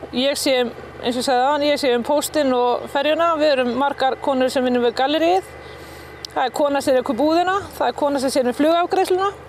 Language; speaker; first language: Icelandic; native; Icelandic